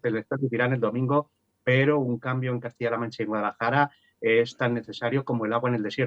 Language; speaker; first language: Spanish; native; Spanish